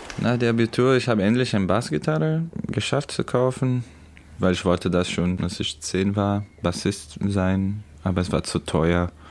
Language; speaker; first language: German; non-native, learner; Portuguese